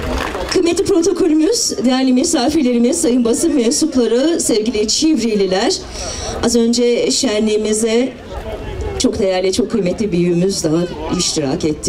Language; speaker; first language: Turkish; native; Turkish